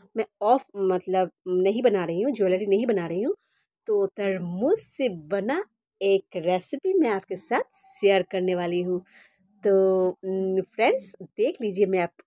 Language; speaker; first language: Hindi; non-native, local second language; Bangla